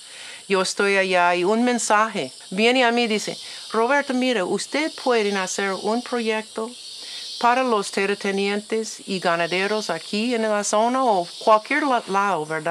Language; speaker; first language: Spanish; non-native, learner; English